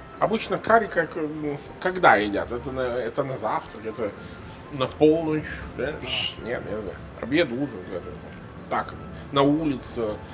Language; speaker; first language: Russian; non-native, fluent; Italian